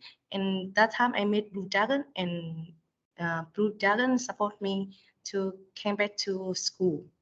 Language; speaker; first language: English; non-native, learner; Vietnamese